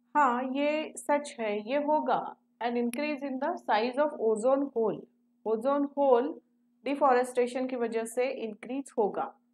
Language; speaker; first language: Hindi; non-native, local second language; Marathi